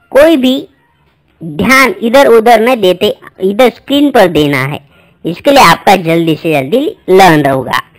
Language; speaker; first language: Hindi; native; Hindi